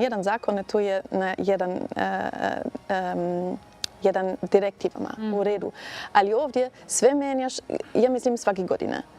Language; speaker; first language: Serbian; non-native, learner; German